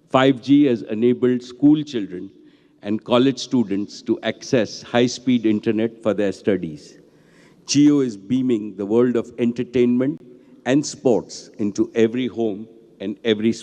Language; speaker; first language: English; non-native, local second language; Gujarati